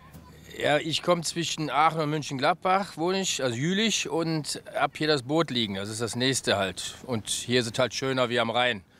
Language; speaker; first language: German; native; German